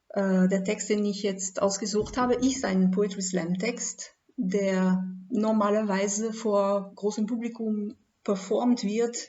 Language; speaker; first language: German; non-native, fluent; French